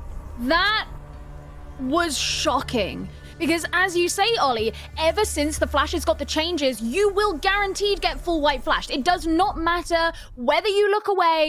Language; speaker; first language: English; native; English